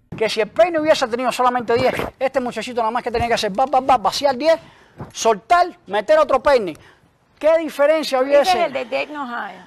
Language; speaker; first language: English; native; English